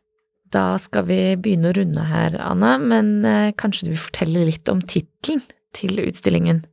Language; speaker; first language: Norwegian; native; Norwegian